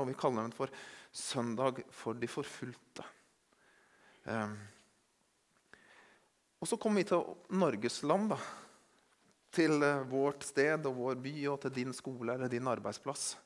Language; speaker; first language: Norwegian; native; Norwegian